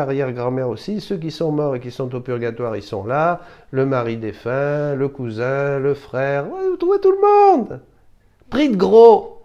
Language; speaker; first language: French; native; French